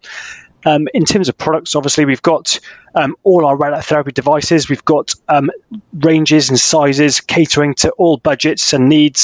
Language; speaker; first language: English; native; English